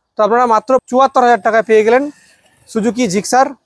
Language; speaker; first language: Hindi; non-native, local second language; Bangla